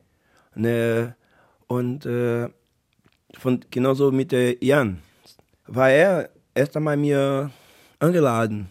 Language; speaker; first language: German; non-native, learner; Portuguese